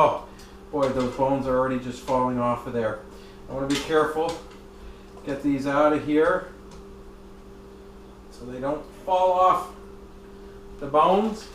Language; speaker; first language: English; native; English